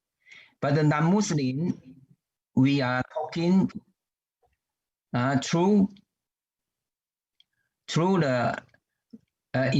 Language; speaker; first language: English; non-native, learner; Chinese